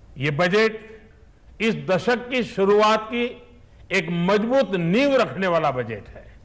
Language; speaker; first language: Hindi; native; Hindi